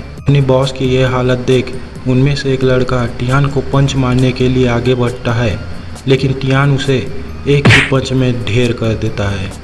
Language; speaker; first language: Hindi; native; Hindi